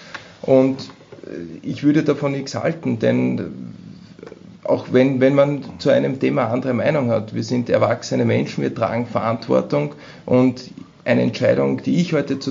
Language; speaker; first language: German; native; German